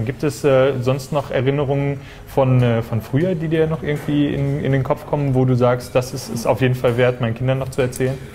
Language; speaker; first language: German; native; German